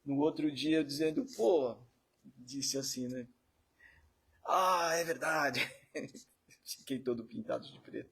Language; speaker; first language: Portuguese; native; Portuguese